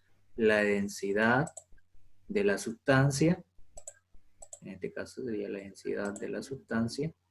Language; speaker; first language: Spanish; native; Spanish